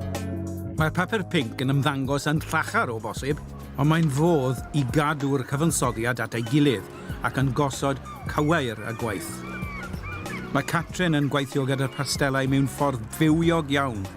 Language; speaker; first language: Welsh; native; Welsh